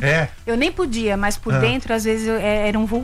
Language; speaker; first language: Portuguese; native; Portuguese